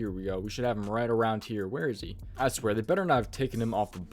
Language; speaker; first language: English; native; English